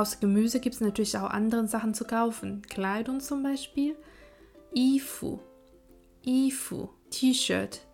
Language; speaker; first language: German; non-native, fluent; Chinese